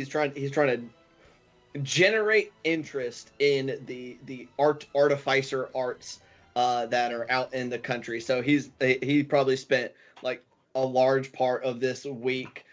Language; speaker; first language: English; native; English